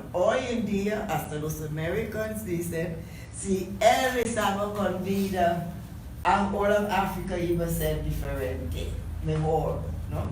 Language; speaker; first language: Spanish; non-native, fluent; English